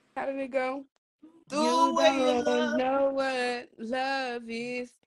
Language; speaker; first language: English; native; English